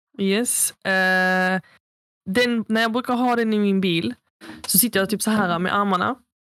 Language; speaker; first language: Swedish; early bilingual, other home language; Arabic